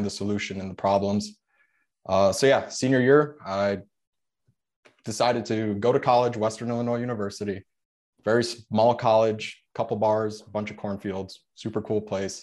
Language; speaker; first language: English; early bilingual, other home language; Polish